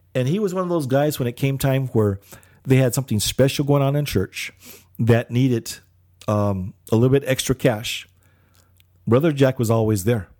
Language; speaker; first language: English; early bilingual, other home language; Filipino